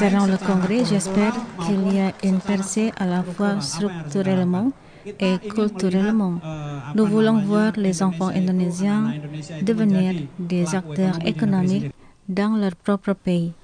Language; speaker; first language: French; non-native, fluent; Indonesian